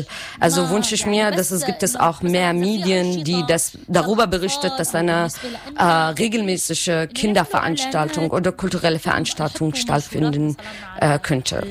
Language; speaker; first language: German; non-native, learner; Arabic